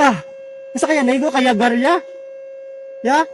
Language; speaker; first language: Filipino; non-native, local second language; Cebuano